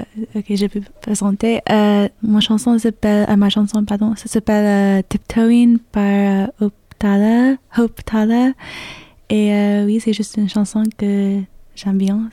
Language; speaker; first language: French; non-native, learner; English